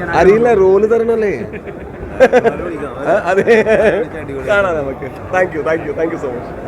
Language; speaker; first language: Malayalam; non-native, learner; Kannada